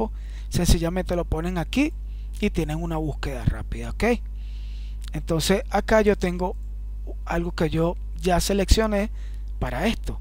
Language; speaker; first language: Spanish; native; Spanish